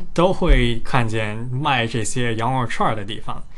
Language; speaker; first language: Chinese; early bilingual, other home language; English